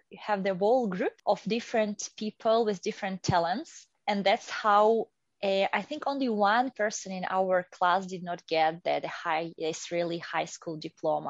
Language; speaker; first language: English; non-native, fluent; Russian